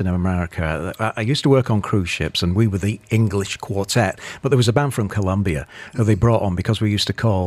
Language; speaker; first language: English; native; English